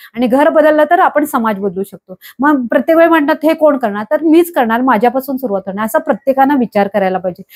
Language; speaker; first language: Marathi; native; Marathi